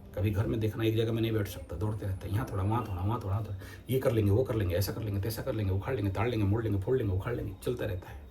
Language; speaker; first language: Hindi; non-native, local second language; Odia